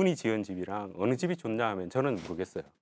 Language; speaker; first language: Korean; native; Korean